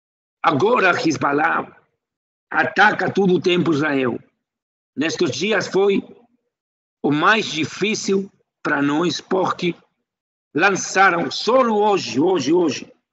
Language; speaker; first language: Portuguese; non-native, fluent; Spanish